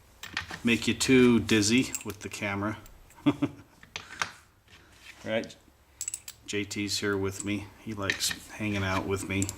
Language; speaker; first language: English; native; English